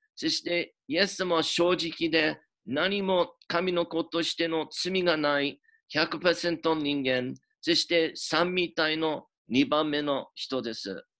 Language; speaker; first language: Japanese; non-native, fluent; English